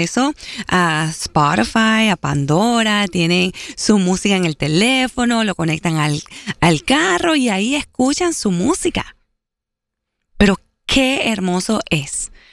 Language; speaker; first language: Spanish; early bilingual, heritage; Spanish